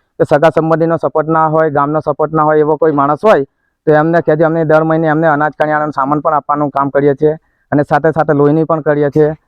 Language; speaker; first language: Gujarati; non-native, local second language; Bhili